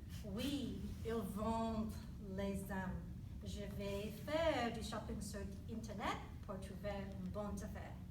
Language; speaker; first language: French; non-native, learner; English